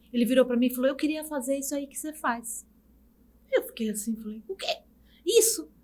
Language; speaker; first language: Portuguese; native; Portuguese